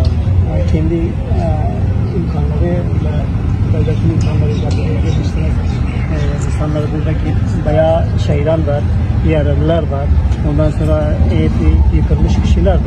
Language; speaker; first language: Turkish; non-native, fluent; Persian